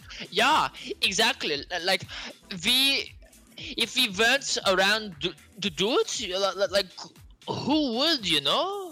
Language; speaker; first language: English; native; English